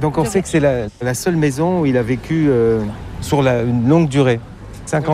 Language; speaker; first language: French; native; French